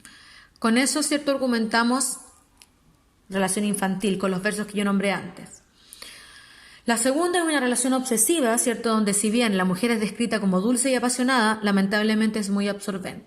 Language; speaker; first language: Spanish; native; Spanish